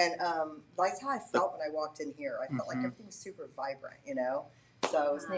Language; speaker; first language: English; native; English